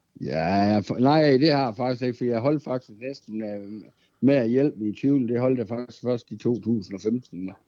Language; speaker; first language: Danish; native; Danish